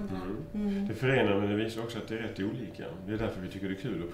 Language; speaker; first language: Swedish; native; Swedish